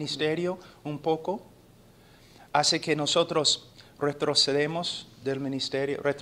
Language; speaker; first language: Spanish; non-native, fluent; English